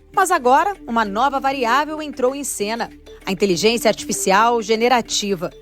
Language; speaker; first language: Portuguese; native; Portuguese